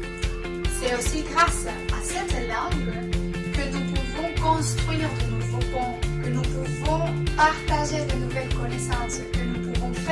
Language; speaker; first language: French; non-native, fluent; Spanish